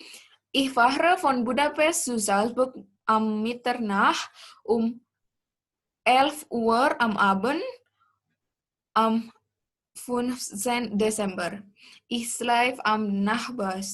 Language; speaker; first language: German; non-native, learner; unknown